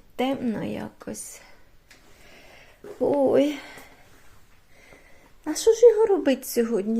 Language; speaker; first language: Ukrainian; native; Ukrainian